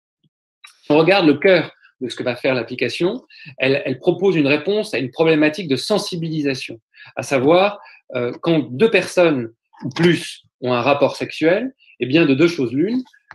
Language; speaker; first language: French; native; French